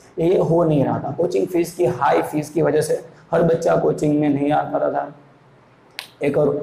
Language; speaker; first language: Hindi; non-native, local second language; Gujarati